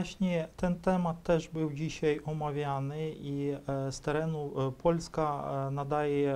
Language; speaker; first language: Polish; non-native, fluent; Ukrainian